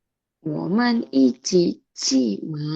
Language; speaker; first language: Chinese; non-native, learner; Indonesian